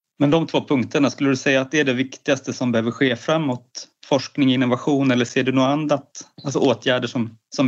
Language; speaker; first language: Swedish; native; Swedish